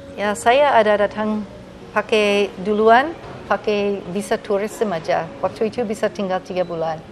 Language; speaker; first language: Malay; non-native, fluent; English